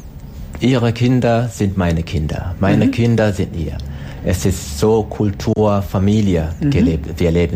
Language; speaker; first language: German; non-native, learner; Swahili